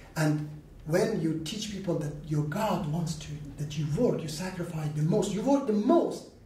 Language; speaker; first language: English; non-native, learner; Persian